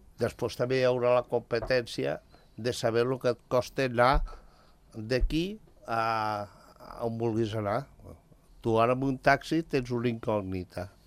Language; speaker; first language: Catalan; native; Catalan